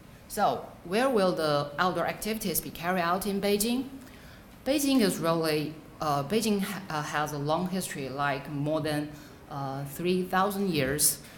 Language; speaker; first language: English; non-native, fluent; Chinese